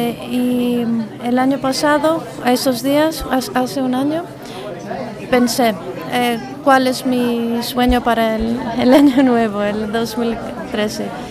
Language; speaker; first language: Spanish; non-native, fluent; Greek